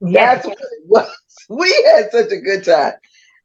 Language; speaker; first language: English; native; English